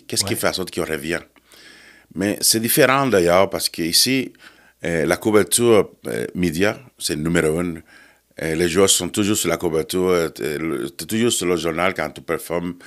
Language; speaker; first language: French; non-native, fluent; Spanish